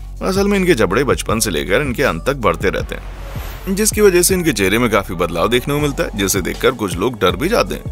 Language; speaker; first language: Hindi; native; Hindi